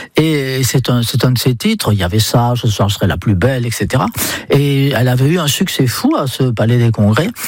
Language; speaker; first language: French; non-native, fluent; English